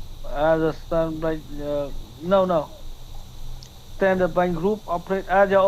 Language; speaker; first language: English; non-native, learner; Vietnamese